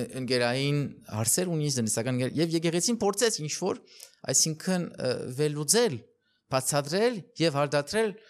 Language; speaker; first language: Armenian; early bilingual, heritage; Armenian